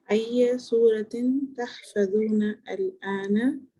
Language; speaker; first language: Arabic; non-native, learner; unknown